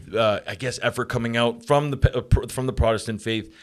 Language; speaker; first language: English; native; English